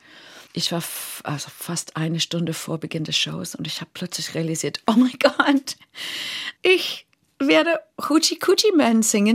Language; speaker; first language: German; non-native, fluent; English